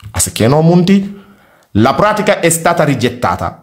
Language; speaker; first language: Italian; non-native, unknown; Mandingo